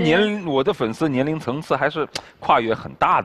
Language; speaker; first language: Chinese; native; Chinese